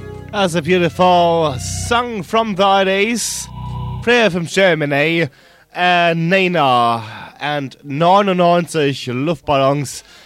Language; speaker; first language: English; non-native, fluent; German